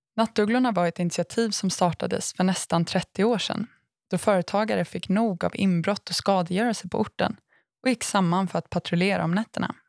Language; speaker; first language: Swedish; native; Swedish